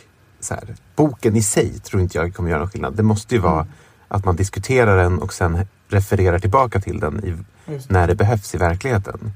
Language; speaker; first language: Swedish; native; Swedish